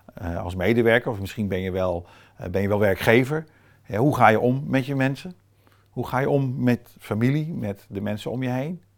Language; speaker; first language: Dutch; non-native, fluent; Portuguese